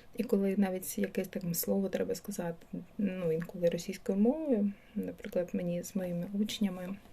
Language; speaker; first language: Ukrainian; non-native, local second language; Russian